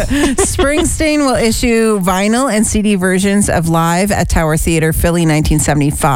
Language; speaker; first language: English; native; English